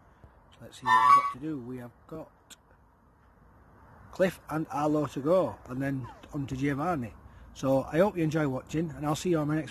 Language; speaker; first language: English; native; English